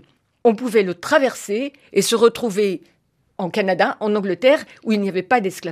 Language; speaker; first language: French; native; French